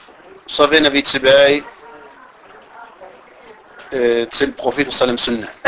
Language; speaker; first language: Danish; early bilingual, other home language; Arabic